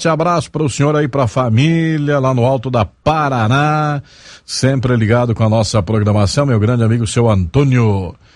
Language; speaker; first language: Portuguese; native; Portuguese